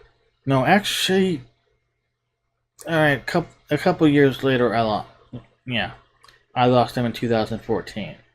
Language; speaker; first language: English; native; English